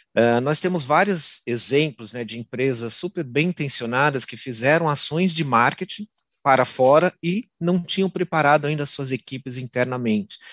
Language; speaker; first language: Portuguese; native; Portuguese